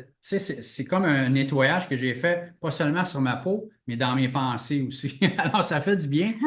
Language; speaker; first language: French; native; French